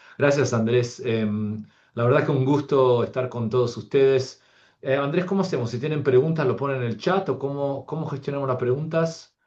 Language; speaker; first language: Spanish; early bilingual, heritage; Spanish